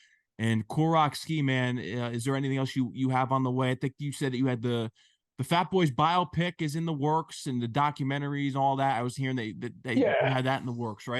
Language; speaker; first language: English; native; English